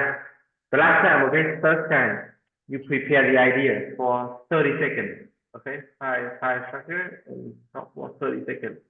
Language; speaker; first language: English; non-native, fluent; Vietnamese